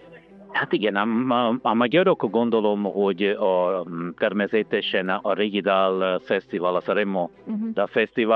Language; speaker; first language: Hungarian; non-native, learner; Italian